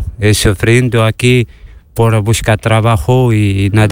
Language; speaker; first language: Spanish; non-native, learner; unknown